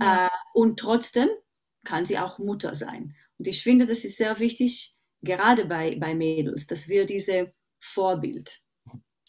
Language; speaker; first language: German; non-native, fluent; Hebrew